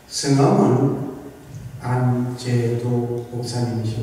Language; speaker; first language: Korean; native; Korean